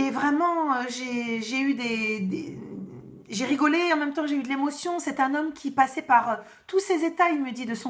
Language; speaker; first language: French; native; French